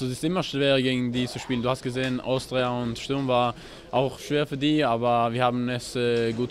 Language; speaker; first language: German; non-native, fluent; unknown